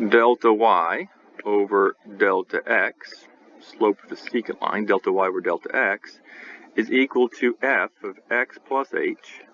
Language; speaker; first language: English; native; English